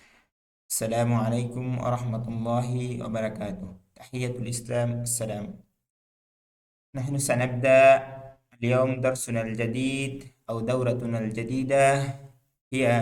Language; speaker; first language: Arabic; non-native, fluent; Bangla